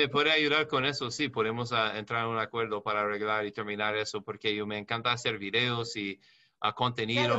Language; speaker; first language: Spanish; non-native, learner; English